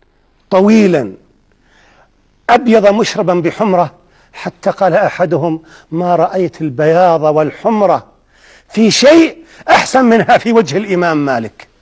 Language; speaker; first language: Arabic; native; Arabic